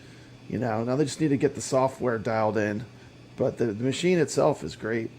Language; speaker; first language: English; native; English